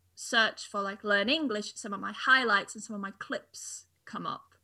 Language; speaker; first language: English; native; English